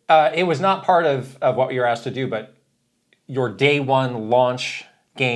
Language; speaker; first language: English; native; English